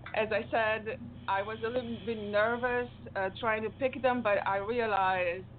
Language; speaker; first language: English; non-native, fluent; Romanian